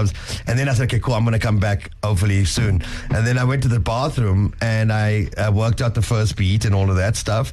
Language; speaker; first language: English; native; English